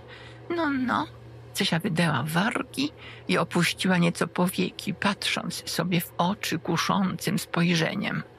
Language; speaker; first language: Polish; native; Polish